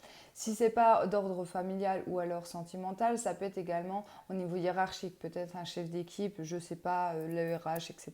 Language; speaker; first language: French; native; French